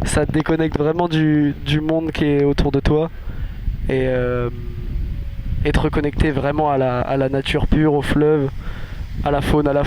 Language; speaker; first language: French; native; French